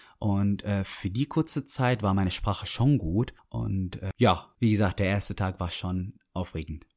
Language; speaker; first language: German; non-native, fluent; Arabic